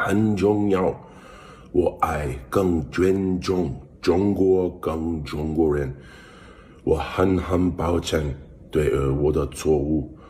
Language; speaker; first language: Chinese; non-native, learner; English